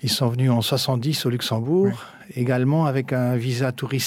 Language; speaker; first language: French; early bilingual, other home language; Portuguese